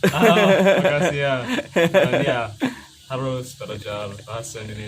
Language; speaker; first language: Indonesian; non-native, fluent; English